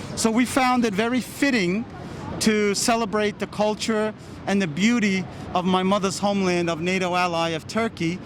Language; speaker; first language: English; early bilingual, other home language; Turkish